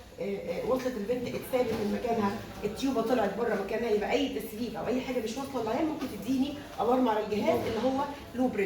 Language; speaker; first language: Arabic; native; Arabic